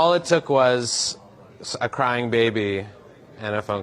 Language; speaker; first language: English; native; English